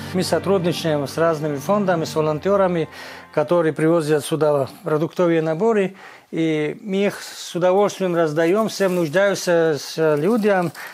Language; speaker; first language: Russian; non-native, local second language; Georgian